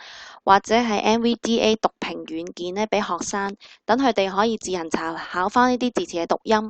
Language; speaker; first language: Cantonese; native; Cantonese